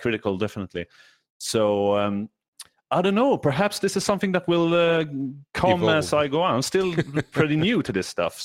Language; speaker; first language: English; non-native, fluent; Swedish